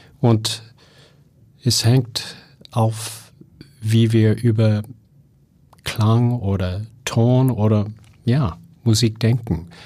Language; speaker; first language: German; non-native, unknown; English